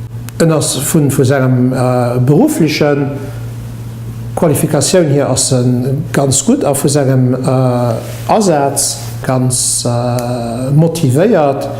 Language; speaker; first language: German; non-native, local second language; Luxembourgish